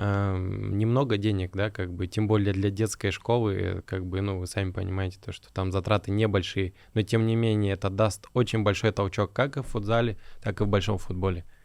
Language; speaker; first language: Russian; native; Russian